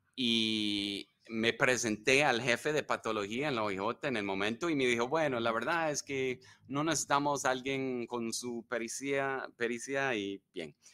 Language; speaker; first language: Spanish; non-native, fluent; English